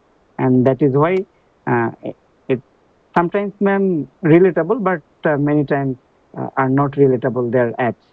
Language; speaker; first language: English; non-native, learner; Bangla